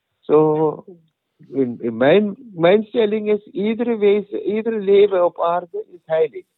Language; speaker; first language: Dutch; non-native, learner; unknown